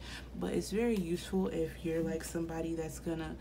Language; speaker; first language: English; native; English